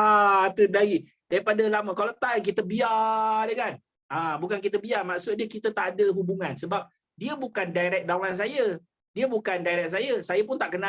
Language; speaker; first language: Malay; native; Malay